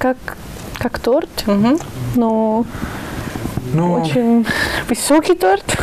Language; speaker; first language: Russian; non-native, learner; Italian